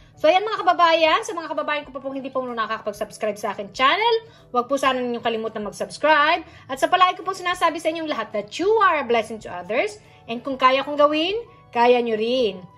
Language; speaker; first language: Filipino; native; Filipino